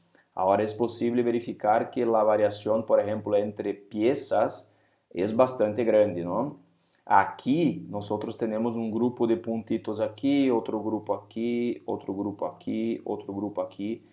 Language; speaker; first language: Spanish; non-native, fluent; Portuguese